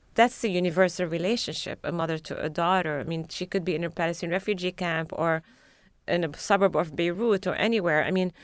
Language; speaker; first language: English; non-native, fluent; Arabic